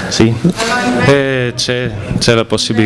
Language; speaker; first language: Italian; native; Italian